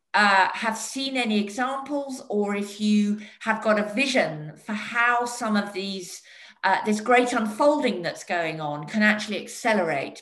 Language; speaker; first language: English; native; English